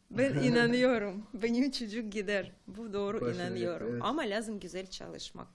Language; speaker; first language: Turkish; non-native, learner; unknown